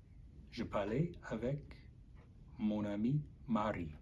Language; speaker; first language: French; non-native, learner; English